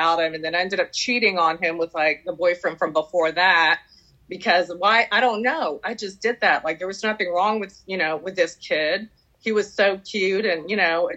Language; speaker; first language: English; early bilingual, other home language; French